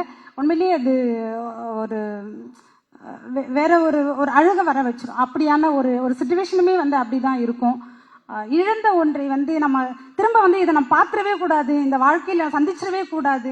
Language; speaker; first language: Tamil; native; Tamil